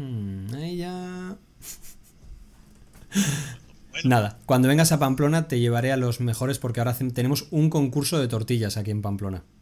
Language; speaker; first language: Spanish; native; Spanish